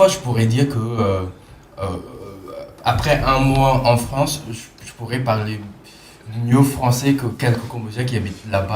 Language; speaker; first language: French; non-native, fluent; Khmer